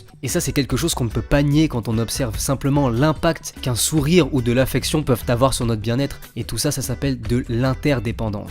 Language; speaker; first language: French; native; French